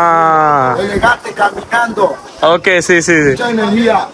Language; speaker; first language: Spanish; non-native, learner; Malayalam